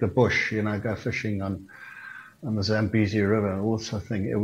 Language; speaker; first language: English; native; English